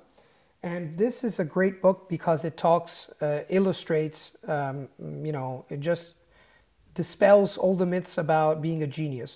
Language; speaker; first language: English; non-native, fluent; Italian